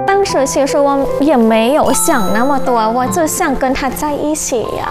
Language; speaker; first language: Chinese; non-native, fluent; Thai